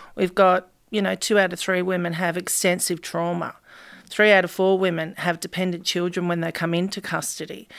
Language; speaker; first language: English; native; English